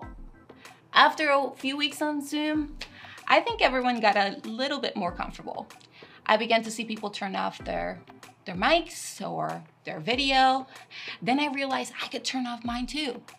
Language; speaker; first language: English; non-native, fluent; Spanish